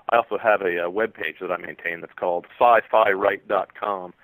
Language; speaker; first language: English; native; English